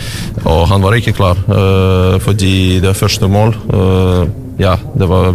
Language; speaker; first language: Norwegian; non-native, learner; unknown